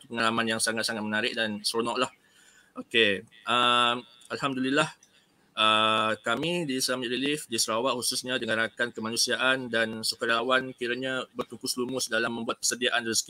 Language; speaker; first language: Malay; native; Malay